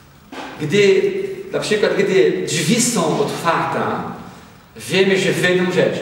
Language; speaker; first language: Polish; non-native, learner; Portuguese